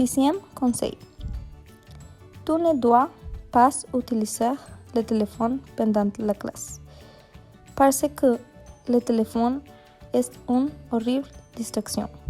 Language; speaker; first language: French; non-native, learner; Spanish